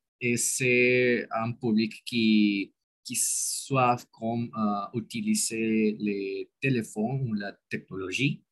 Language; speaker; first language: French; non-native, learner; Spanish